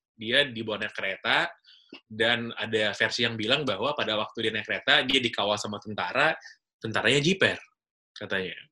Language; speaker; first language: Indonesian; native; Indonesian